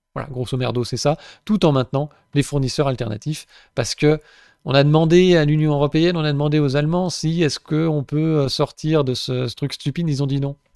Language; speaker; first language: French; native; French